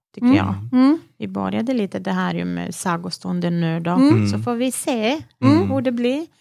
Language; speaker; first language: Swedish; non-native, fluent; Serbian